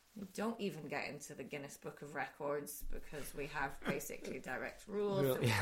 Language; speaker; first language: English; native; English